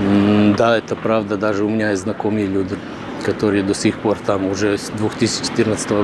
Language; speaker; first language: Russian; non-native, fluent; Serbian